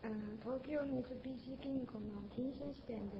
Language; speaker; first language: Japanese; non-native, learner; Chinese